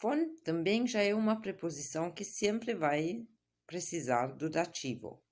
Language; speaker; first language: Portuguese; non-native, fluent; German